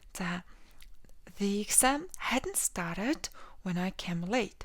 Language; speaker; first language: English; non-native, learner; Mongolian